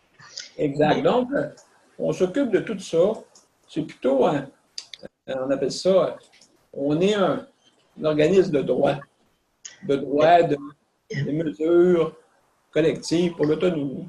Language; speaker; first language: French; native; French